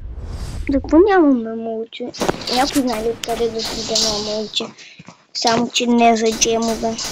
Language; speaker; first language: Bulgarian; native; Bulgarian